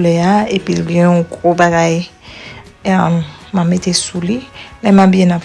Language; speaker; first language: French; non-native, learner; Haitian Creole